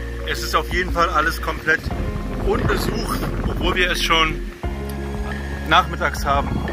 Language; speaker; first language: German; native; German